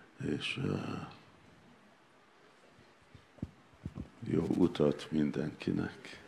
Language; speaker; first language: Hungarian; non-native, learner; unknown